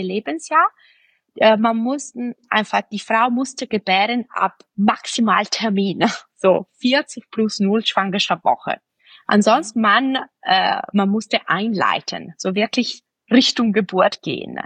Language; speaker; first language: German; non-native, fluent; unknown